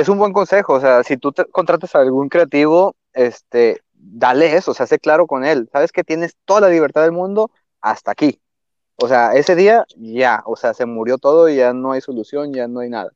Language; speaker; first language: Spanish; native; Spanish